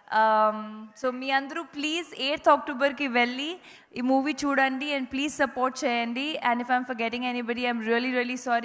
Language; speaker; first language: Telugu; non-native, learner; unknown